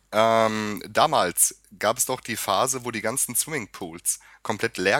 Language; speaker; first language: German; native; German